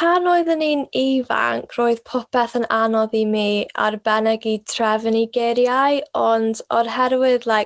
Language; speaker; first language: Welsh; non-native, local second language; English